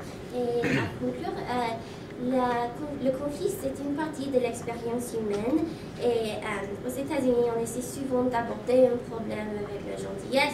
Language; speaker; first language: French; non-native, learner; English